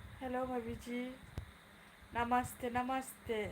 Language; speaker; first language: Hindi; non-native, local second language; Bangla